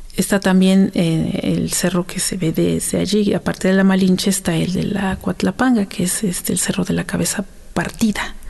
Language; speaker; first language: Spanish; native; Spanish